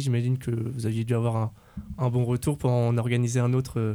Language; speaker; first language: French; native; French